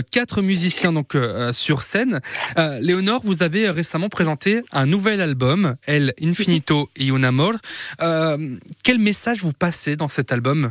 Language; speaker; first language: French; native; French